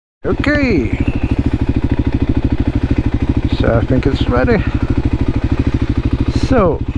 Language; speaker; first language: English; non-native, fluent; Portuguese